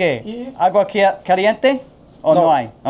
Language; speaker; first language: Spanish; non-native, learner; English